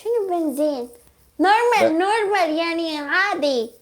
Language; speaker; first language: Arabic; non-native, learner; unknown